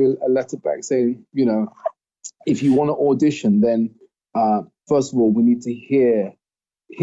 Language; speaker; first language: English; native; English